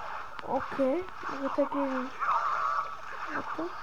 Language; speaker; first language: German; early bilingual, other home language; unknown